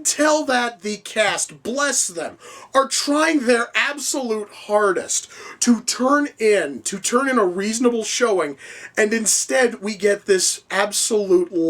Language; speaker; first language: English; native; English